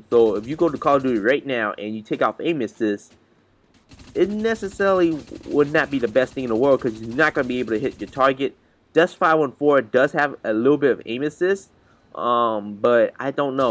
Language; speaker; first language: English; native; English